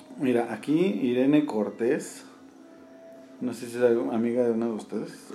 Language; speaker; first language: Spanish; native; Spanish